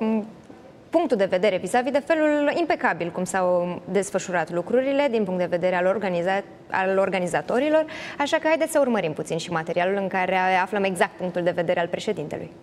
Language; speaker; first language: Romanian; native; Romanian